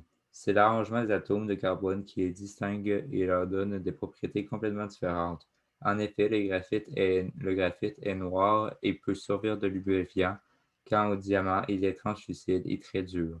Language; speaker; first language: French; native; French